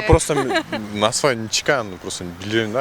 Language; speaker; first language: Russian; non-native, learner; Kyrgyz